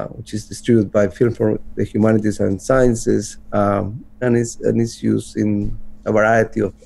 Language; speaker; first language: English; non-native, fluent; Spanish